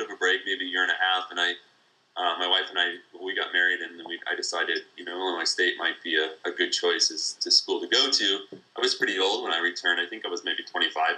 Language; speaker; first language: English; native; English